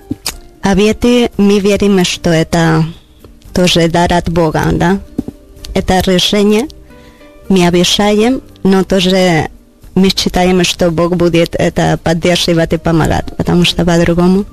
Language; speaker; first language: Russian; non-native, learner; Spanish